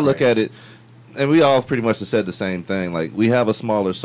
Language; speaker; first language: English; native; English